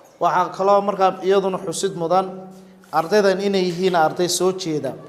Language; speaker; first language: Somali; native; Somali